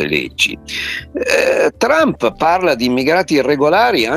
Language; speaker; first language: Italian; native; Italian